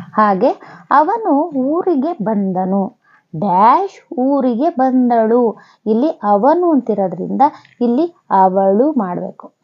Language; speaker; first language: Kannada; native; Kannada